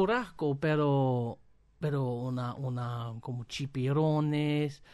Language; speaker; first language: Spanish; non-native, fluent; German